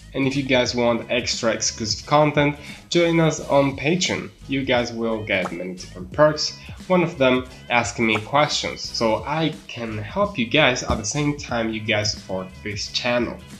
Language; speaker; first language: English; non-native, fluent; Spanish